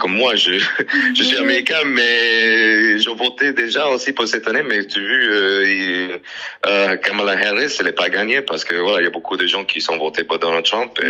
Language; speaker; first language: French; non-native, learner; English